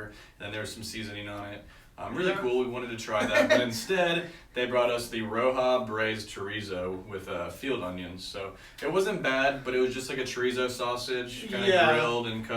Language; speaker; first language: English; native; English